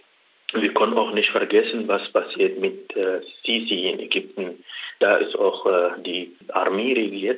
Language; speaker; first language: German; non-native, learner; Arabic